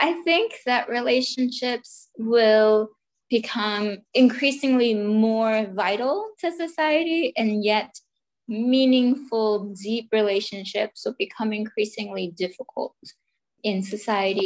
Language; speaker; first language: English; native; English